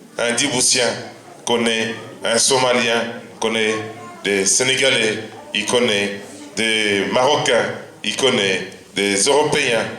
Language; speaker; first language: French; non-native, local second language; Luba-Lulua